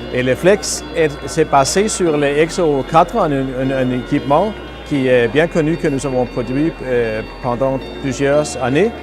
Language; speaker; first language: French; non-native, learner; Danish